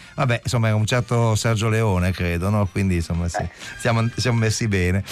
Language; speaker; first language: Italian; native; Italian